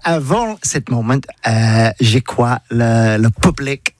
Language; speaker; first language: French; non-native, learner; English